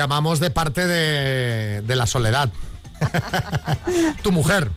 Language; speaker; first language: Spanish; native; Spanish